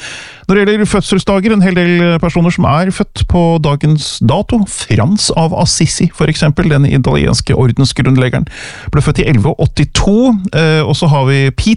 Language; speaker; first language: Norwegian; native; Norwegian